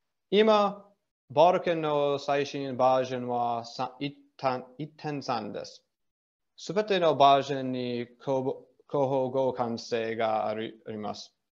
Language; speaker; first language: Japanese; non-native, learner; English